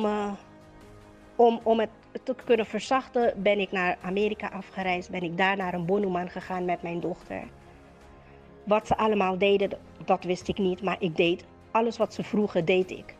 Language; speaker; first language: Dutch; native; Dutch